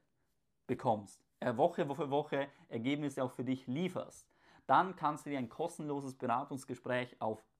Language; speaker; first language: German; native; German